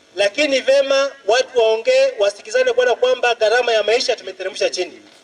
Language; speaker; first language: Swahili; non-native, local second language; Luo (Kenya and Tanzania)